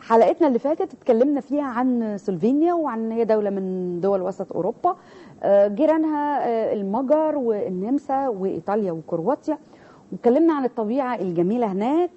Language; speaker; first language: Arabic; native; Arabic